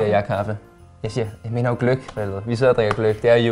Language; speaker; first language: Danish; native; Danish